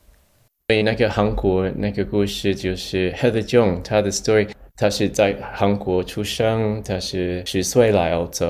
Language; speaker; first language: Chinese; early bilingual, heritage; English